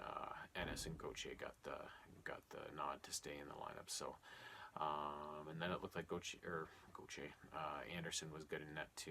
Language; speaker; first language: English; native; English